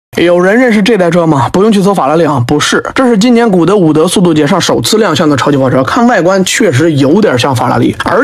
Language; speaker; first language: Chinese; native; Chinese